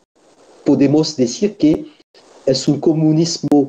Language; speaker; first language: Spanish; non-native, fluent; French